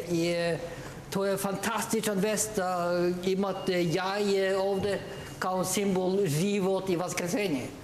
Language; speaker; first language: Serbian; non-native, learner; Norwegian